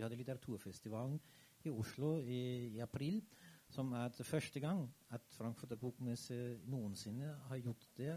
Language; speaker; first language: Norwegian; non-native, fluent; German